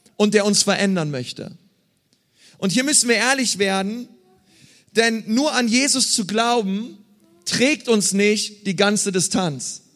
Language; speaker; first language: German; native; German